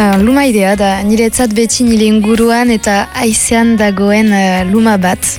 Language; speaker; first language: Basque; non-native, local second language; French